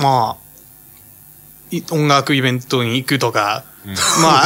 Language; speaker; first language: Japanese; non-native, fluent; English